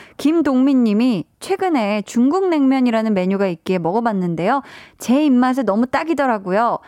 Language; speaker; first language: Korean; native; Korean